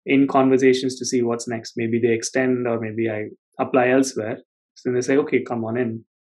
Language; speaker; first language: English; non-native, local second language; Tamil